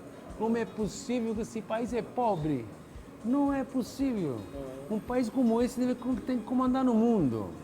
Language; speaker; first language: Portuguese; non-native, fluent; Italian